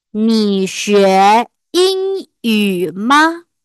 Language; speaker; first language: Chinese; non-native, fluent; Indonesian